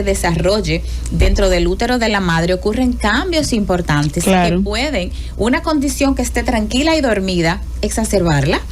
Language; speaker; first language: Spanish; native; Spanish